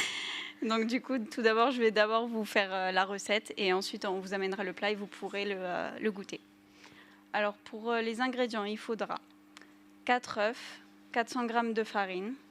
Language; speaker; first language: French; native; French